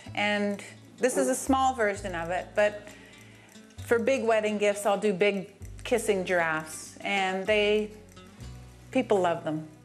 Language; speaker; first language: English; native; English